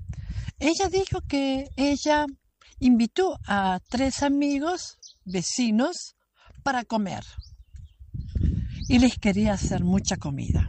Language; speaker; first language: Spanish; non-native, fluent; German